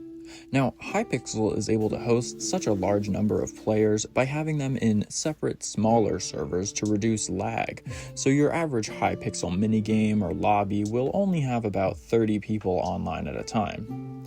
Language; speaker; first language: English; native; English